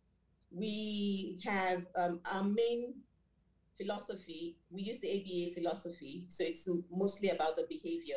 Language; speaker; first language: English; non-native, local second language; Yoruba